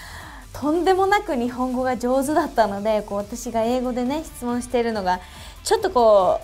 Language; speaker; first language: Japanese; native; Japanese